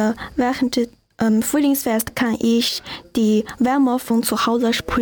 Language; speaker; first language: German; non-native, learner; Chinese